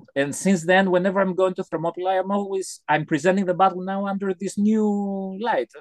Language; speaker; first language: English; non-native, fluent; Greek